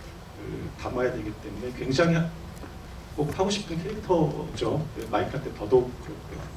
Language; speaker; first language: Korean; native; Korean